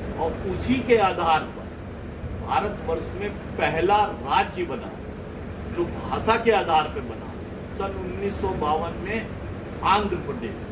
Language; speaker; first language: Hindi; native; Hindi